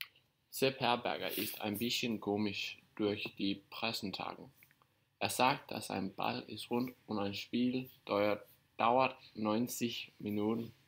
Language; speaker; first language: German; non-native, learner; Danish